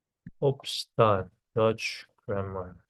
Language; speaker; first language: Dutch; non-native, learner; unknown